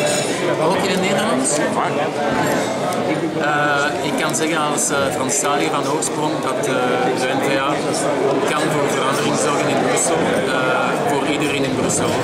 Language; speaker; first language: Dutch; non-native, local second language; French